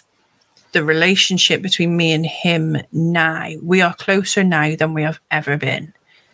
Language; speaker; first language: English; native; English